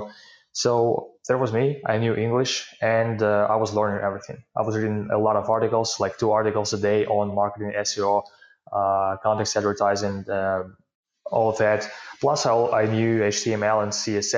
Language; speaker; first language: English; non-native, fluent; Ukrainian